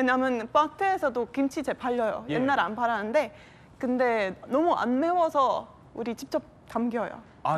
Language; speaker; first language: Korean; non-native, fluent; Estonian